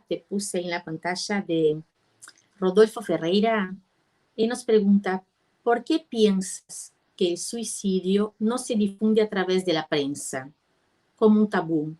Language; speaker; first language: Spanish; non-native, fluent; Portuguese